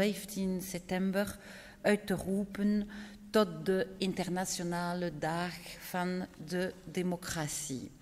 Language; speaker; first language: Dutch; non-native, local second language; French